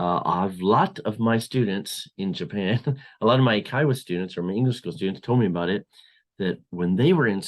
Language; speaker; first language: English; non-native, fluent; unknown